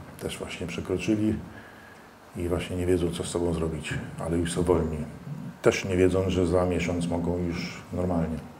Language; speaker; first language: Polish; early bilingual, heritage; Polish